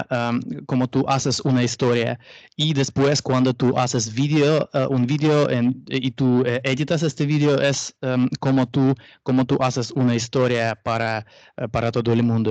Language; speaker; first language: Spanish; non-native, learner; Russian